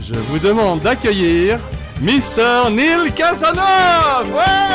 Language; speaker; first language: French; native; French